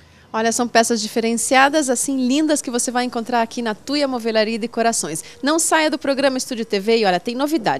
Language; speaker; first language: Portuguese; native; Portuguese